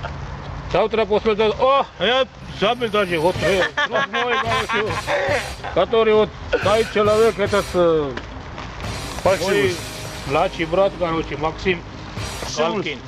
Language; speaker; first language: Russian; non-native, learner; Georgian